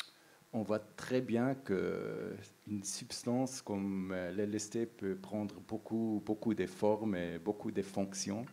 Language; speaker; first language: French; non-native, local second language; German